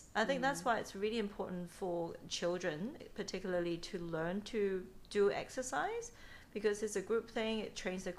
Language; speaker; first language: English; non-native, local second language; Cantonese